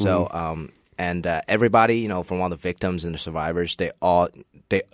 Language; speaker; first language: English; non-native, local second language; Cantonese